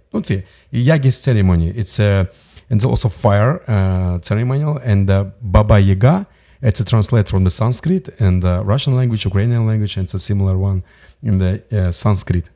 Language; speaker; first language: English; non-native, learner; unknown